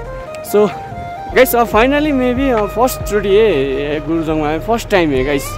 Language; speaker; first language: Hindi; non-native, local second language; Nepali